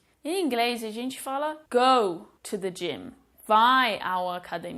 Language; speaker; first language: Portuguese; non-native, fluent; English